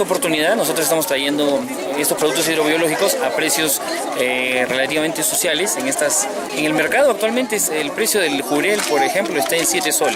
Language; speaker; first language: Spanish; native; Spanish